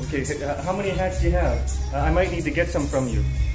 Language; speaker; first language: English; native; English